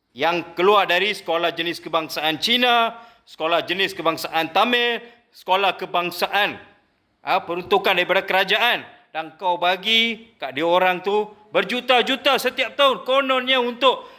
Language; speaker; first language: Malay; non-native, local second language; Tamil